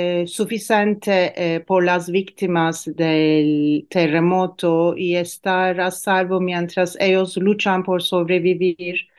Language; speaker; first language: Spanish; non-native, fluent; Turkish